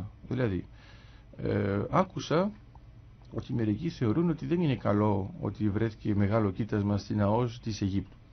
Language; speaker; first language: Greek; native; Greek